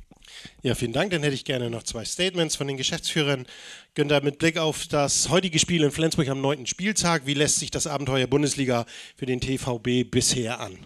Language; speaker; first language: German; native; German